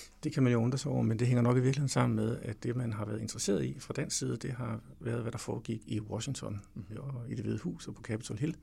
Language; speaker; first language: Danish; native; Danish